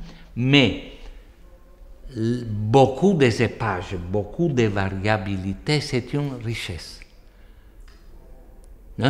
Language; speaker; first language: French; non-native, fluent; Italian